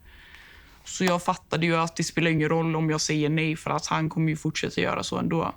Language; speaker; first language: Swedish; native; Swedish